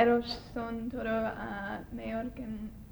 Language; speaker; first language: Spanish; non-native, learner; English